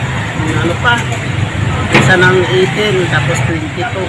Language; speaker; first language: Filipino; native; Filipino